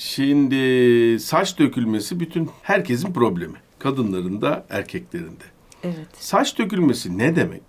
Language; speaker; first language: Turkish; native; Turkish